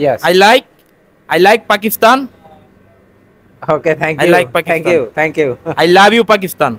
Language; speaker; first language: English; non-native, learner; Urdu